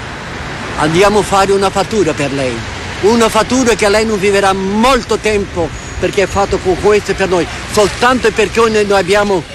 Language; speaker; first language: Italian; non-native, fluent; Portuguese